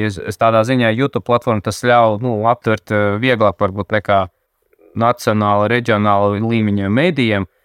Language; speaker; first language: Latvian; non-native, local second language; Russian